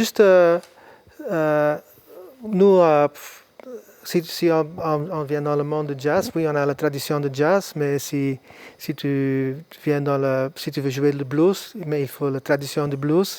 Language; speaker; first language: French; non-native, local second language; Dutch